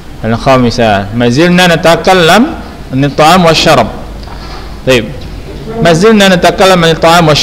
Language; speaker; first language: Arabic; non-native, fluent; Indonesian